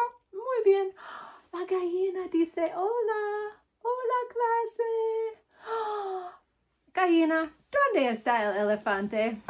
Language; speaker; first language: Spanish; non-native, fluent; English